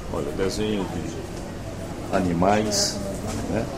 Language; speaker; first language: Portuguese; native; Portuguese